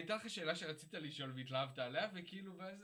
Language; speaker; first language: Hebrew; native; Hebrew